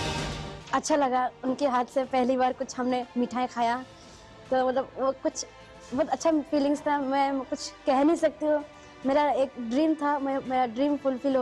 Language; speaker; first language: Hindi; non-native, local second language; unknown